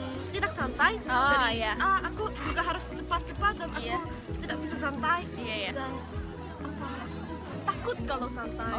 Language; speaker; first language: Indonesian; non-native, learner; Korean